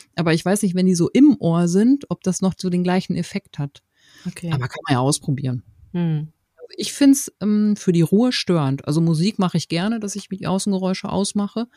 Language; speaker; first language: German; native; German